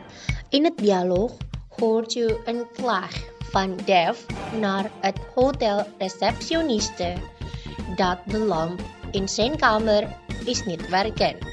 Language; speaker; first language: Dutch; non-native, learner; Indonesian